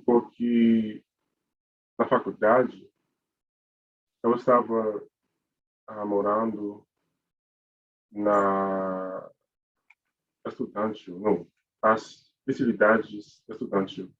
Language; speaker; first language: Portuguese; non-native, learner; English